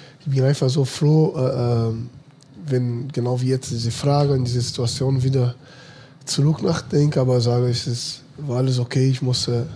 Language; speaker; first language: German; non-native, fluent; Portuguese